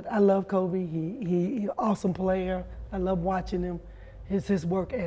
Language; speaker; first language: English; native; English